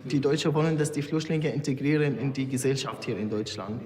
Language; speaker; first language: German; non-native, fluent; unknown